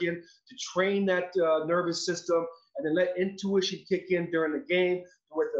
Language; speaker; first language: English; native; English